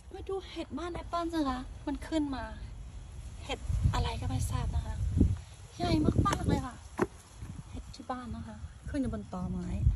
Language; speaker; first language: Thai; early bilingual, heritage; Thai